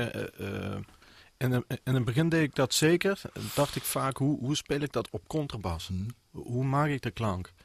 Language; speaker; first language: Dutch; native; Dutch